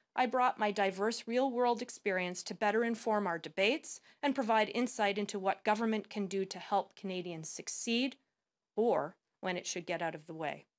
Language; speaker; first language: English; native; English